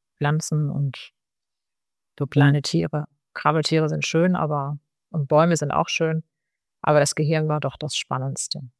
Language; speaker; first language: German; early bilingual, other home language; Arabic